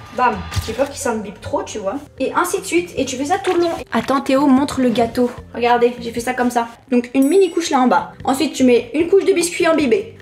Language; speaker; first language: French; native; French